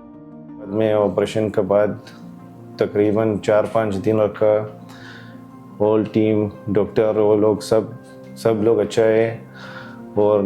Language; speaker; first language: Hindi; non-native, learner; Arabic